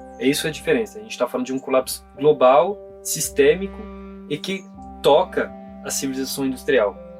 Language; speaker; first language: Portuguese; non-native, fluent; French